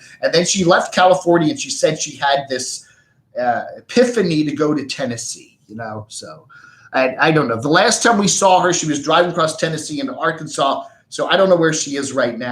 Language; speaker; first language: English; native; English